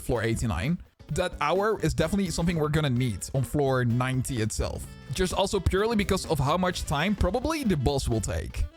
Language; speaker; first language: English; non-native, fluent; Dutch